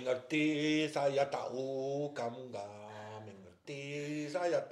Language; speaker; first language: Indonesian; non-native, learner; French